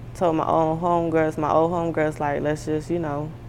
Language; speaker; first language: English; native; English